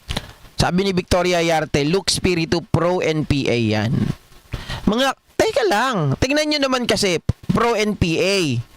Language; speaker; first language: Filipino; native; Filipino